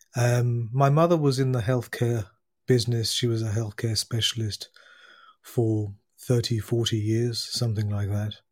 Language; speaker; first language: English; native; English